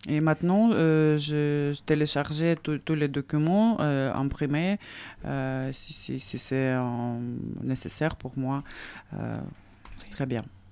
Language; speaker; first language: French; non-native, learner; Russian